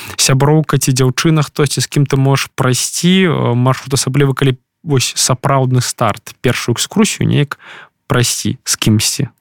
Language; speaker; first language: Belarusian; non-native, local second language; Russian